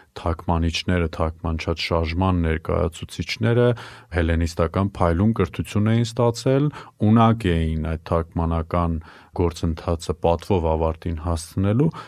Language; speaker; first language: Armenian; native; Armenian